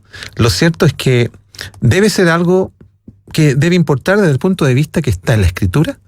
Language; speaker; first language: Spanish; native; Spanish